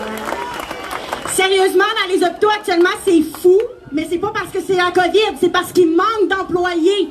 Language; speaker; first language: French; native; French